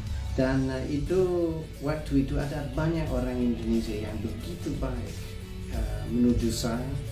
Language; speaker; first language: Indonesian; non-native, fluent; English